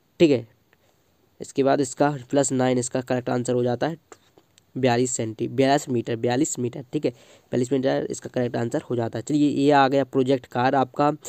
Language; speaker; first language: Hindi; native; Hindi